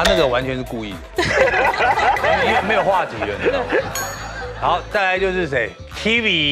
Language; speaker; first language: Chinese; native; Chinese